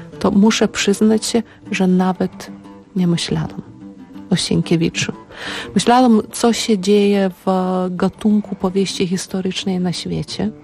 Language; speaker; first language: Polish; non-native, fluent; Lithuanian